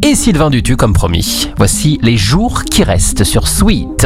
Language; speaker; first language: French; native; French